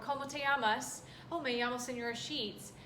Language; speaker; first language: Spanish; non-native, fluent; English